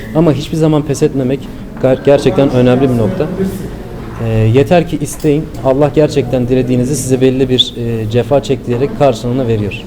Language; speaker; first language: Turkish; native; Turkish